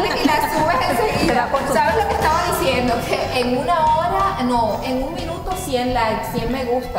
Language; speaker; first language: Spanish; native; Spanish